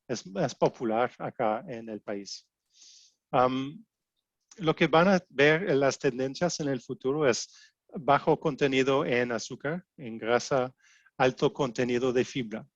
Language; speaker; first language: Spanish; non-native, fluent; French